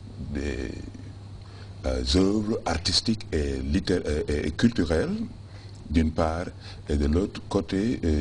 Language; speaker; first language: French; non-native, fluent; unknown